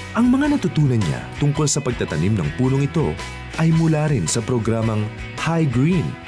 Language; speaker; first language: Filipino; native; Filipino